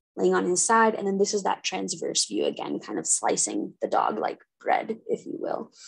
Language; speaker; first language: English; native; English